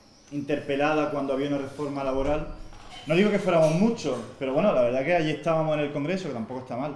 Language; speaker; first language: Spanish; native; Spanish